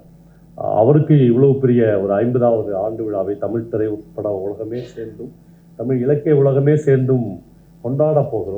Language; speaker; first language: Tamil; native; Tamil